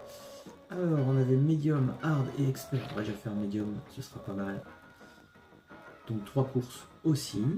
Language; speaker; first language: French; native; French